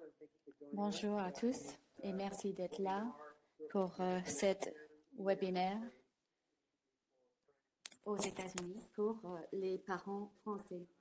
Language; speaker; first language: French; non-native, fluent; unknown